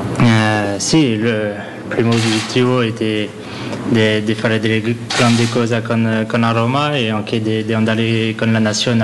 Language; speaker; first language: Italian; non-native, learner; French